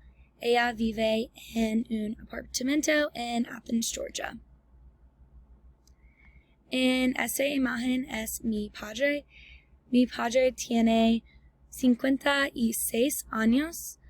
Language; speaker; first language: Spanish; non-native, learner; English